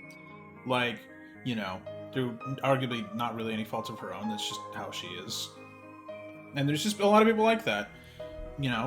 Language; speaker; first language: English; native; English